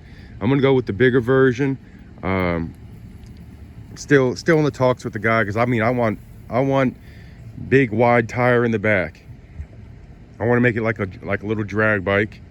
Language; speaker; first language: English; native; English